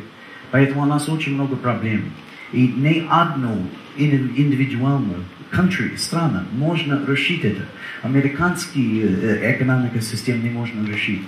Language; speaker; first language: Russian; non-native, learner; English